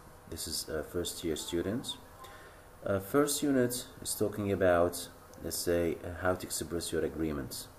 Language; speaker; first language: English; non-native, fluent; Arabic